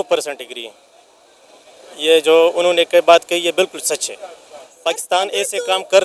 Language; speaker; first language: Hindi; non-native, local second language; Pashto